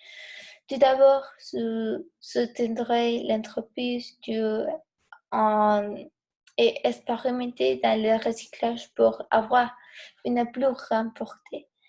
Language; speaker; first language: French; non-native, learner; Spanish